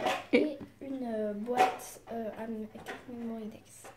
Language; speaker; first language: French; native; French